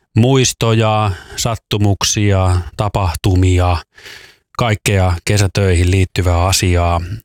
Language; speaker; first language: Finnish; native; Finnish